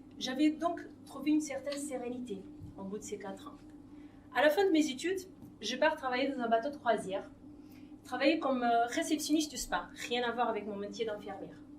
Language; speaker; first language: French; non-native, fluent; Portuguese